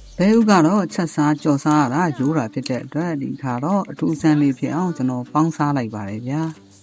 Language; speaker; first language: Burmese; native; Burmese